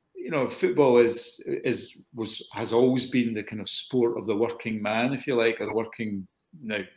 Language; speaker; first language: English; native; English